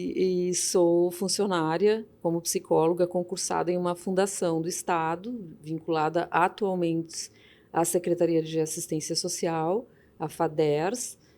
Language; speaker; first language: Portuguese; native; Portuguese